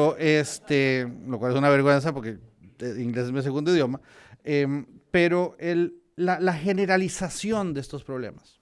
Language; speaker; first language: Spanish; native; Spanish